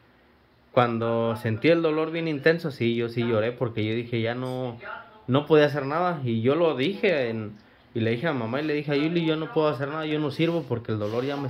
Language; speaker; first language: Spanish; native; Spanish